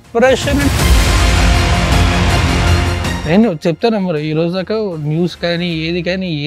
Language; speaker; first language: Telugu; native; Telugu